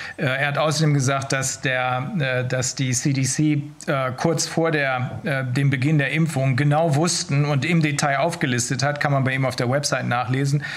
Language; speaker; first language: German; native; German